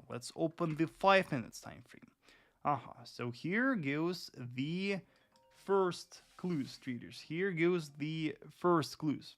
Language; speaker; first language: English; non-native, fluent; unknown